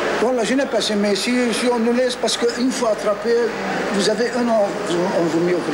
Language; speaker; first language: French; non-native, learner; Arabic